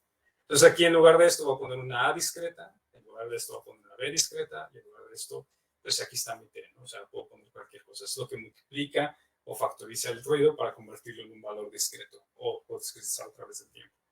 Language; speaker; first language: Spanish; native; Spanish